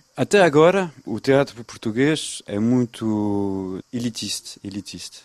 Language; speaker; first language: Portuguese; early bilingual, other home language; French